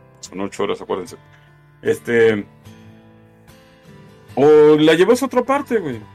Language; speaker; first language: Spanish; native; Spanish